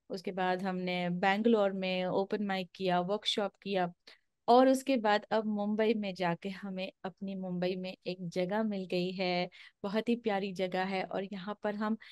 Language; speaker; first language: Hindi; non-native, local second language; Marathi